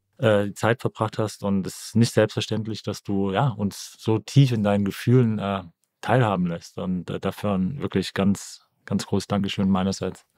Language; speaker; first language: German; native; German